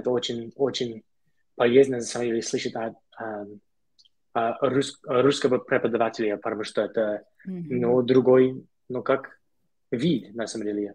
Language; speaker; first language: Russian; non-native, learner; English